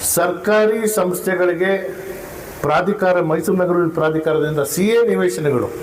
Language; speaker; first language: Kannada; non-native, local second language; Urdu